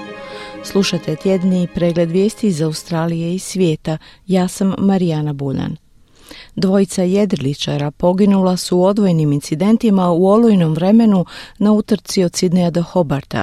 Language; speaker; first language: Croatian; native; Croatian